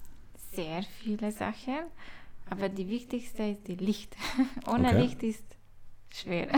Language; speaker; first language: German; non-native, learner; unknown